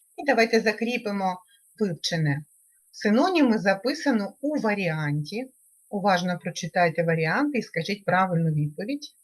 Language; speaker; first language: Ukrainian; native; Ukrainian